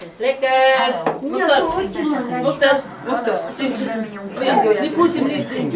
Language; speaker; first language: Dutch; non-native, learner; Mongolian